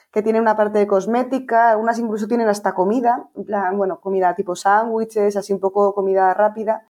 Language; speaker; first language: Spanish; native; Spanish